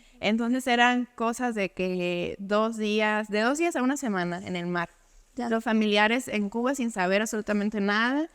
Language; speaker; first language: Spanish; native; Spanish